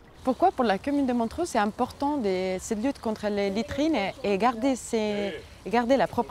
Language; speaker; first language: French; native; French